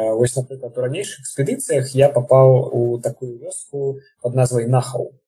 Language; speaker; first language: Belarusian; non-native, local second language; Russian